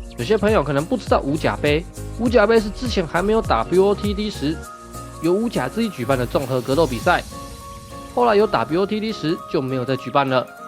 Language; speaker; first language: Chinese; native; Chinese